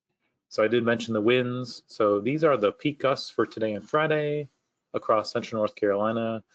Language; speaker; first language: English; native; English